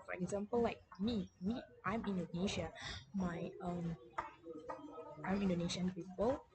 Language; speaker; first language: English; non-native, learner; Indonesian